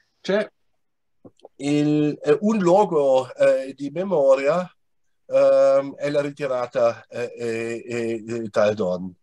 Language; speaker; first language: Italian; non-native, fluent; German